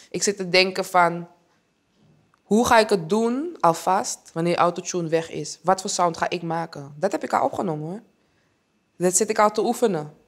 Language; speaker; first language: Dutch; early bilingual, other home language; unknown